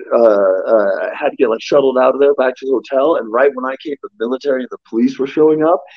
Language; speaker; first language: English; native; English